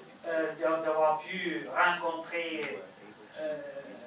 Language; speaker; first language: French; non-native, fluent; Italian